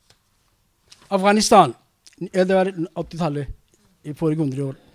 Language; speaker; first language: Norwegian; non-native, learner; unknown